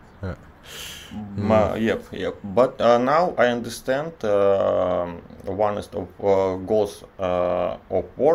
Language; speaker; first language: English; non-native, learner; Russian